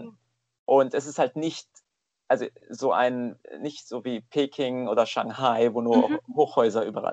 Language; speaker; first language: German; native; German